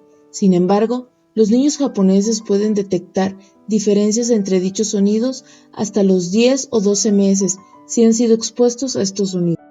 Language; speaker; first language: Spanish; native; Spanish